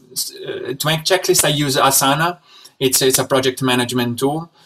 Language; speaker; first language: English; non-native, fluent; Italian